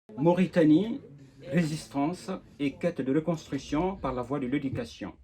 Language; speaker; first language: French; non-native, local second language; Fula